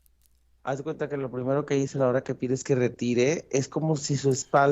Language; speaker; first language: Spanish; native; Spanish